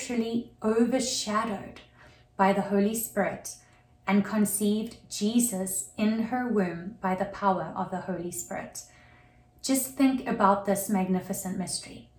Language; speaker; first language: English; native; English